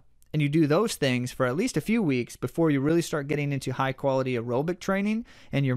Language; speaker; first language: English; native; English